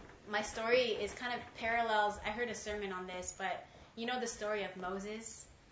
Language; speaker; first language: English; early bilingual, other home language; Chinese